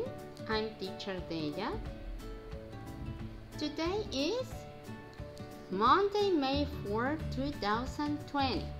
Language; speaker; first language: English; non-native, fluent; Spanish